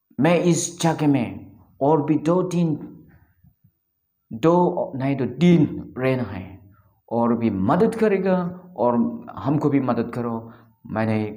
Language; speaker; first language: Hindi; non-native, local second language; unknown